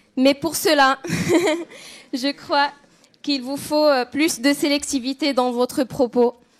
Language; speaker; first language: French; non-native, local second language; Arabic